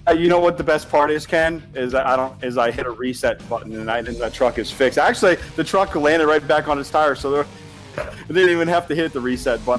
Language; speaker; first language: English; native; English